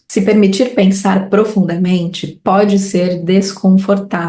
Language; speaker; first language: Portuguese; native; Portuguese